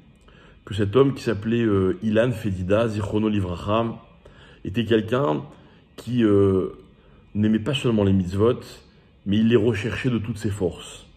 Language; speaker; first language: French; native; French